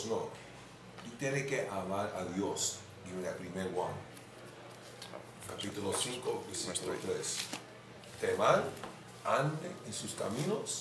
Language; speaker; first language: Spanish; non-native, fluent; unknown